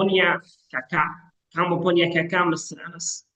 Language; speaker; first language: Indonesian; non-native, learner; Arabic